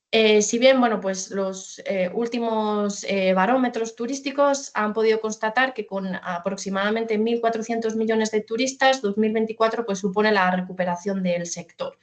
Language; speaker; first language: Spanish; native; Spanish